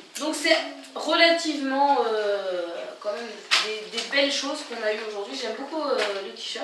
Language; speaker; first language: French; native; French